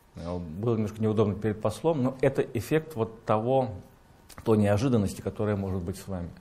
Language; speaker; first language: Russian; native; Russian